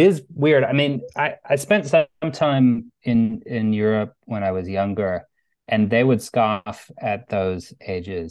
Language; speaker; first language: English; native; English